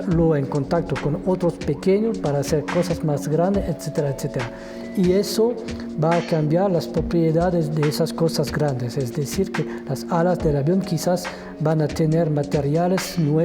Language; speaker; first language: Spanish; non-native, fluent; French